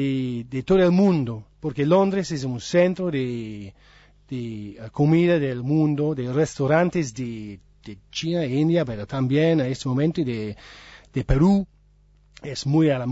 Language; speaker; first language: Spanish; non-native, learner; English